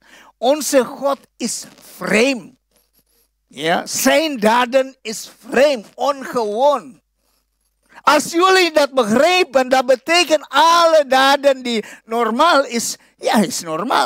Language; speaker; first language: Dutch; non-native, fluent; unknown